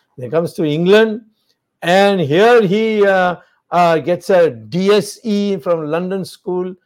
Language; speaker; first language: English; non-native, local second language; Tamil